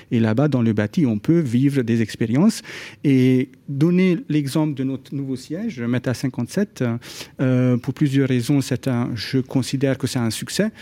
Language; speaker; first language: French; non-native, fluent; Hungarian